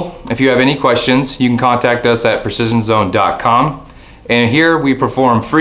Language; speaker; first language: English; native; English